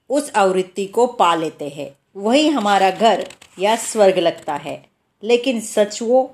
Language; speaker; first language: Hindi; non-native, local second language; Marathi